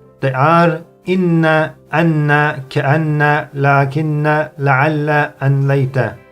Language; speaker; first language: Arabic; non-native, fluent; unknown